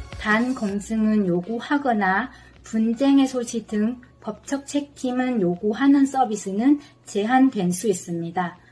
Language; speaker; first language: Korean; non-native, fluent; Vietnamese